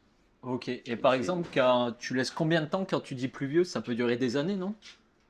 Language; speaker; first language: French; native; French